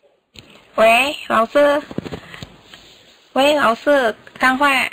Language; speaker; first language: Chinese; non-native, learner; Indonesian